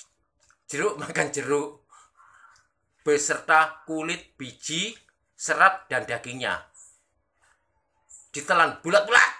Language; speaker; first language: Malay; non-native, local second language; Javanese